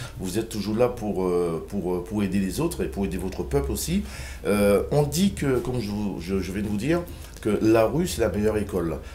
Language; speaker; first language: French; native; French